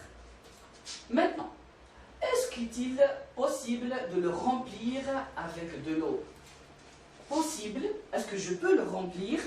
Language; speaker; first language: French; non-native, local second language; Arabic